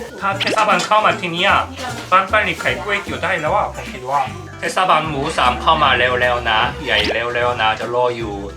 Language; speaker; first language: Thai; non-native, fluent; Korean